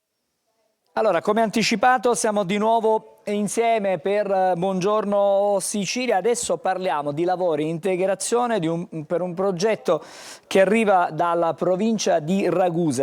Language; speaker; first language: Italian; native; Italian